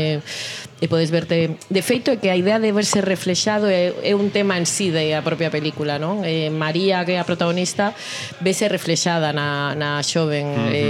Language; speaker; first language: Galician; non-native, fluent; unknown